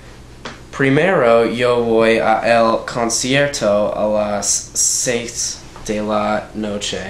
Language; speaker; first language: Spanish; non-native, learner; English